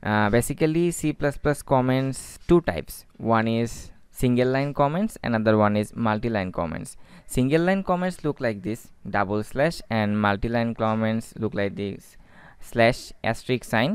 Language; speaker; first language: English; non-native, local second language; Bangla